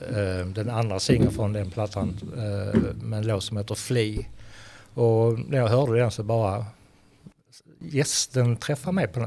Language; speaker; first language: Swedish; native; Swedish